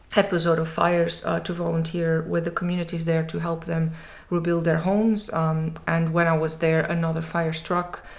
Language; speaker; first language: English; non-native, fluent; Portuguese